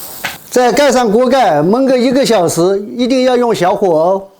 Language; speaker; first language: Chinese; native; Chinese